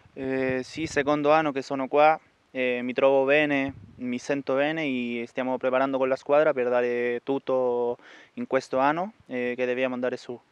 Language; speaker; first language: Italian; non-native, learner; Spanish